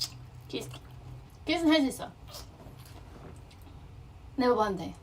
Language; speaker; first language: Korean; non-native, fluent; Thai